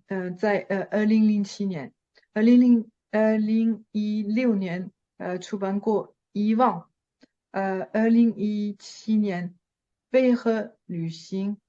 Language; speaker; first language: Chinese; non-native, fluent; French